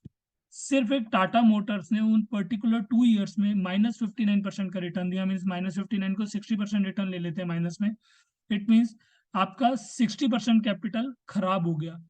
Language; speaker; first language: Hindi; native; Hindi